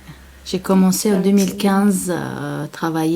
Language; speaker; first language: French; non-native, learner; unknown